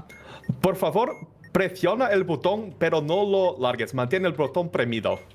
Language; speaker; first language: Spanish; non-native, learner; Portuguese